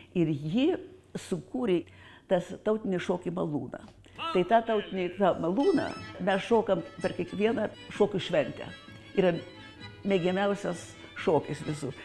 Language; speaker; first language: Lithuanian; early bilingual, heritage; Lithuanian